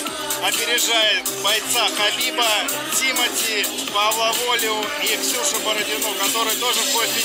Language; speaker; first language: Russian; native; Russian